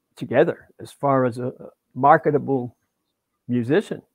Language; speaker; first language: English; native; English